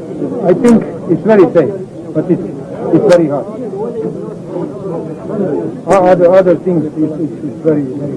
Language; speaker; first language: English; non-native, learner; Bosnian